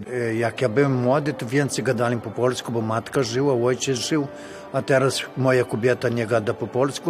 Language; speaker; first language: Polish; early bilingual, heritage; Polish